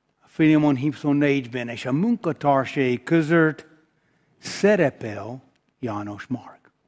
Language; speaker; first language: Hungarian; non-native, fluent; English